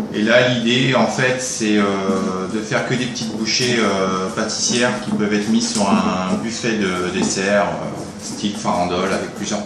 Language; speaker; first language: French; native; French